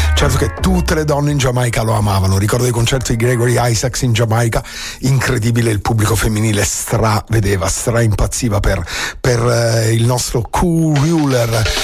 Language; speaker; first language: Italian; native; Italian